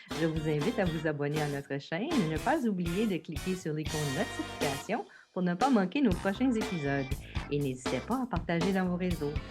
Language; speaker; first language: French; native; French